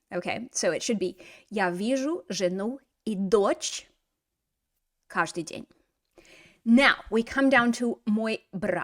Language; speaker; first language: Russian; non-native, fluent; English